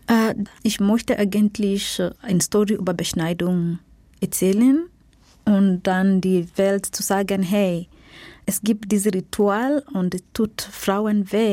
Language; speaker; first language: German; non-native, fluent; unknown